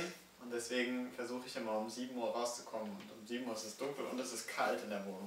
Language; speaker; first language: German; native; German